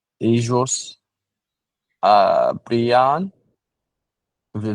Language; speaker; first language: Spanish; non-native, learner; English